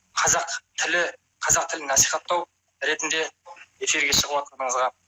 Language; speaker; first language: Kazakh; native; Kazakh